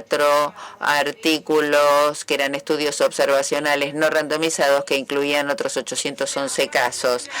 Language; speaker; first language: Spanish; native; Spanish